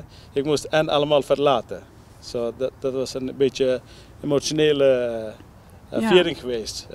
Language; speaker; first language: Dutch; non-native, learner; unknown